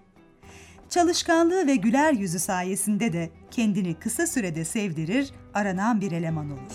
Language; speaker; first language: Turkish; native; Turkish